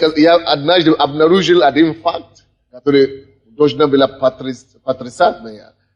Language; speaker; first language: Russian; non-native, fluent; Yoruba